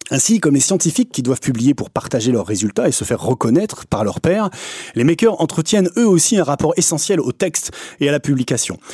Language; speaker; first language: French; native; French